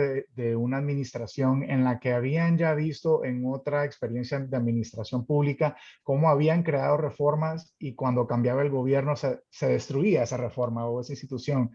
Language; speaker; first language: Spanish; native; Spanish